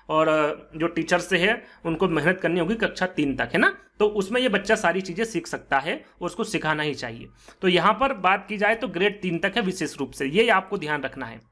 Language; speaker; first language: Hindi; native; Hindi